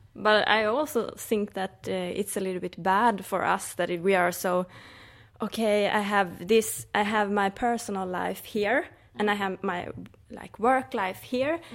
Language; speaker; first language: English; non-native, fluent; Swedish